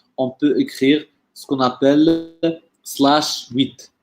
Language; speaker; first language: French; non-native, local second language; Arabic